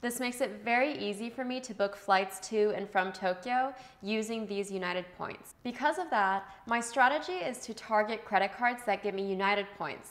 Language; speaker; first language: English; native; English